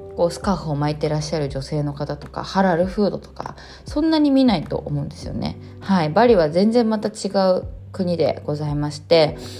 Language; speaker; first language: Japanese; native; Japanese